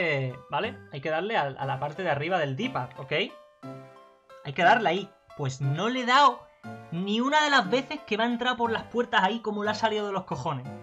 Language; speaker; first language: Spanish; native; Spanish